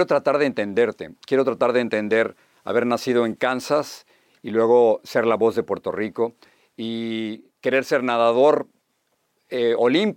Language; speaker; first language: Spanish; native; Spanish